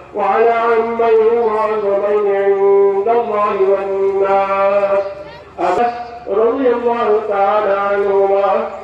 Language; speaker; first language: Arabic; non-native, fluent; Urdu